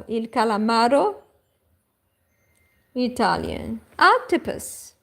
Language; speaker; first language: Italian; non-native, learner; Portuguese